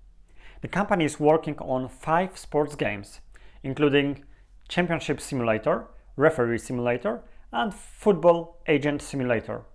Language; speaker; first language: English; non-native, fluent; Polish